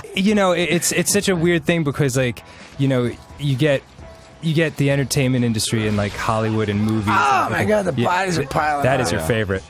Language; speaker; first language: English; early bilingual, other home language; Hebrew